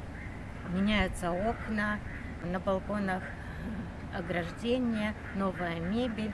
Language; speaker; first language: Russian; native; Russian